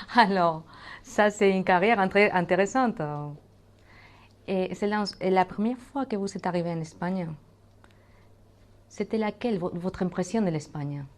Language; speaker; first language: French; non-native, fluent; Spanish